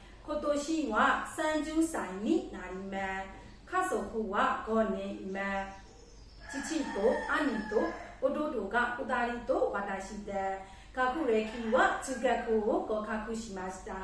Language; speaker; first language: Japanese; non-native, learner; Burmese